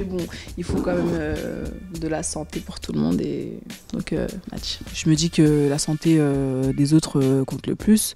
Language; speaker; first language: French; native; French